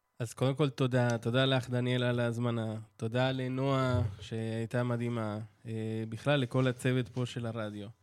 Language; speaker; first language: Hebrew; non-native, fluent; Spanish